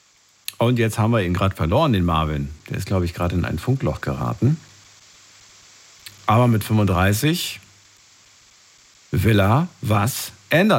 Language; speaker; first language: German; native; German